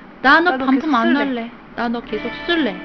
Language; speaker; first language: Korean; non-native, fluent; Chinese